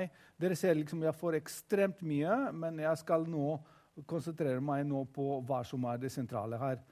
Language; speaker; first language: Norwegian; non-native, fluent; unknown